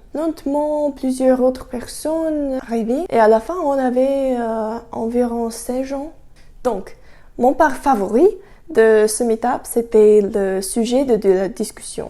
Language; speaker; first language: French; non-native, learner; Russian